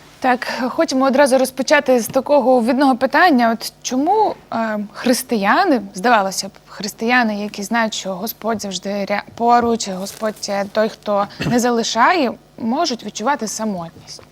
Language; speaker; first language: Ukrainian; native; Ukrainian